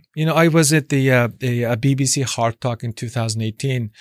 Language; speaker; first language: English; non-native, fluent; Chinese